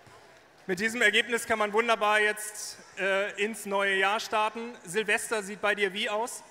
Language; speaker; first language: German; native; German